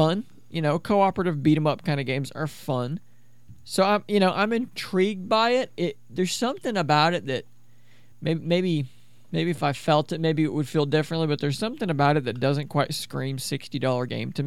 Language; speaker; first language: English; native; English